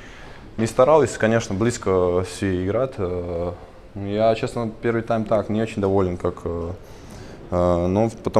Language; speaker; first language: Russian; non-native, fluent; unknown